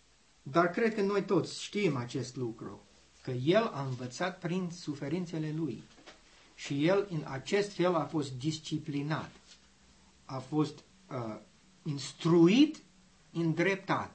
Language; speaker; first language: Romanian; non-native, learner; English